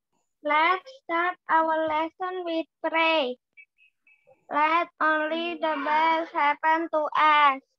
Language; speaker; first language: English; non-native, learner; Indonesian